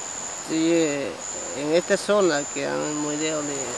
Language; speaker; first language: Spanish; non-native, local second language; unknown